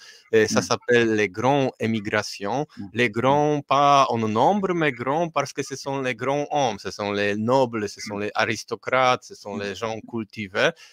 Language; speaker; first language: French; non-native, fluent; Polish